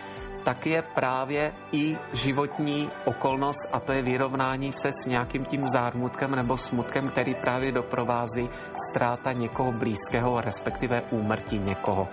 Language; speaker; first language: Czech; native; Czech